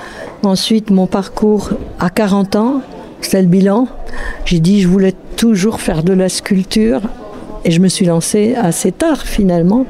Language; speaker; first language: French; native; French